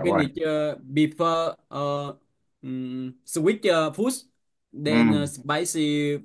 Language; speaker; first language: English; non-native, learner; Vietnamese